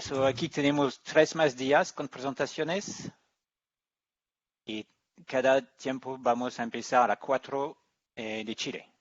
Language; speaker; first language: Spanish; non-native, learner; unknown